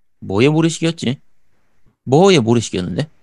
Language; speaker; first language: Korean; native; Korean